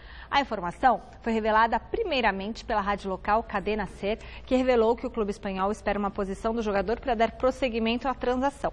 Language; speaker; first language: Portuguese; native; Portuguese